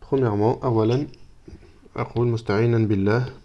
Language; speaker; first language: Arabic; non-native, fluent; French